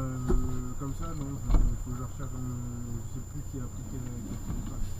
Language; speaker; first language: French; native; French